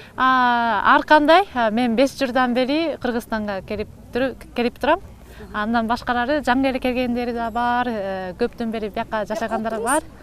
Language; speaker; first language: Kyrgyz; non-native, learner; Japanese